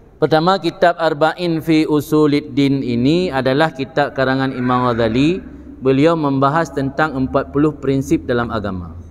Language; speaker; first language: Malay; non-native, local second language; Achinese